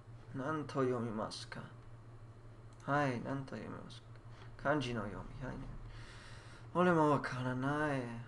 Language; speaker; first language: Japanese; non-native, learner; English